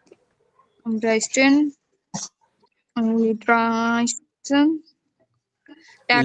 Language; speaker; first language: German; non-native, learner; Hindi